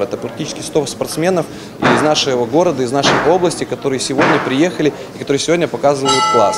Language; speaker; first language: Russian; native; Russian